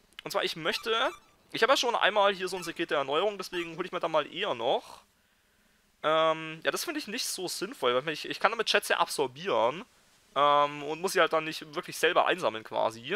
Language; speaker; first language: German; native; German